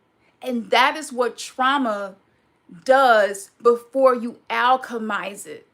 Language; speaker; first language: English; native; English